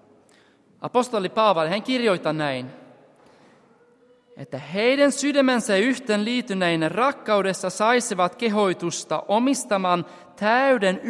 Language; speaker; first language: Finnish; non-native, fluent; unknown